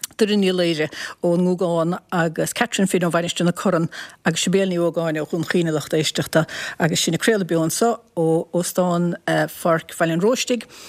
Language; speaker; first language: Irish; native; Irish